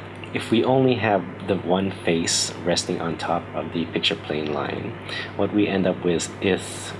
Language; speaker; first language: English; native; English